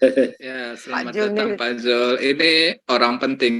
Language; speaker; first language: Indonesian; native; Indonesian